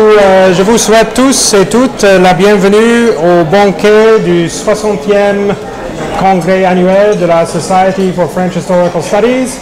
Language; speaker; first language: French; non-native, fluent; English